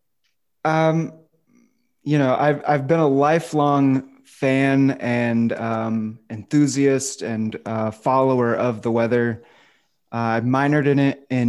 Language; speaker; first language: English; native; English